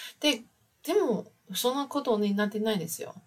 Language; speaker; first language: Japanese; non-native, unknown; Chinese